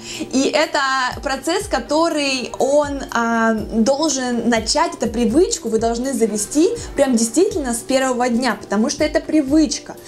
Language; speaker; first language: Russian; native; Russian